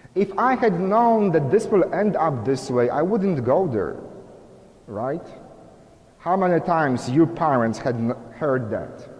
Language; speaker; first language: English; non-native, fluent; Polish